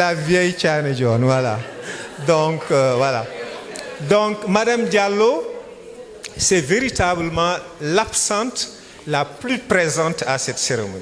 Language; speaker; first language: French; non-native, local second language; Wolof